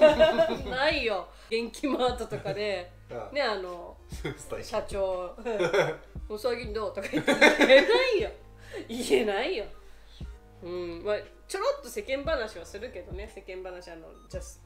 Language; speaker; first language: Japanese; native; Japanese